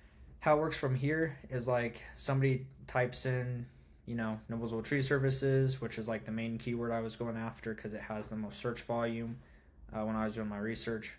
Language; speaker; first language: English; native; English